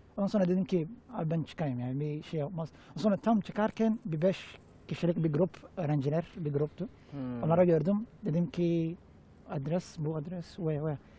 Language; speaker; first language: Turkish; non-native, fluent; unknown